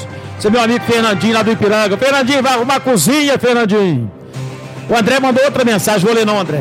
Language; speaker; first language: Portuguese; native; Portuguese